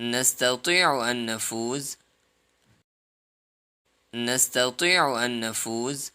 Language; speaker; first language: Arabic; non-native, fluent; Urdu